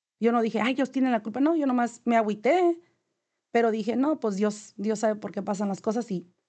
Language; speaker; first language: Spanish; native; Spanish